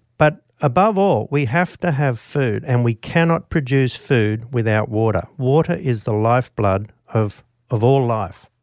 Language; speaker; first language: English; native; English